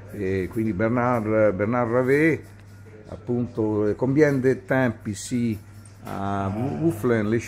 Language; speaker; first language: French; non-native, learner; Italian